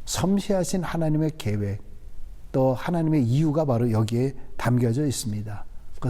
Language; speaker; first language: Korean; native; Korean